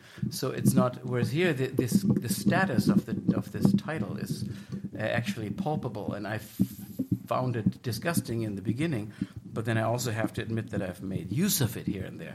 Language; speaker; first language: English; non-native, fluent; German